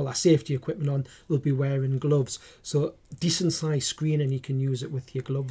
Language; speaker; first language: English; native; English